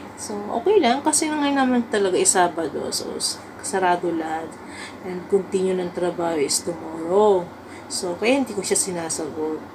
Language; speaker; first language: Filipino; native; Filipino